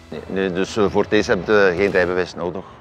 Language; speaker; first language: Dutch; non-native, local second language; French